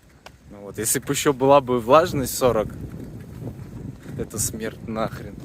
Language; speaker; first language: Russian; native; Russian